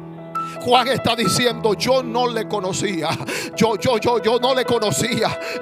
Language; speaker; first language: Spanish; native; Spanish